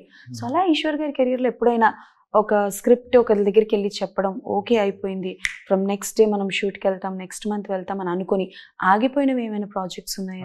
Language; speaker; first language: Telugu; native; Telugu